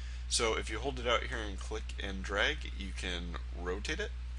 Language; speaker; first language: English; native; English